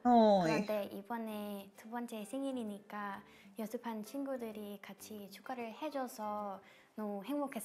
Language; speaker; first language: Korean; non-native, learner; Thai